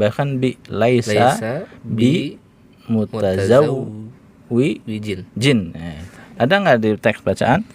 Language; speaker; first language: Indonesian; native; Indonesian